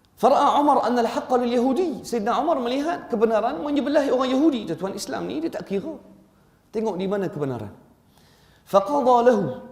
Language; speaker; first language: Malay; non-native, fluent; Arabic